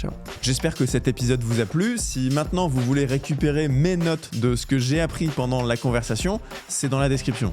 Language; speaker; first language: French; native; French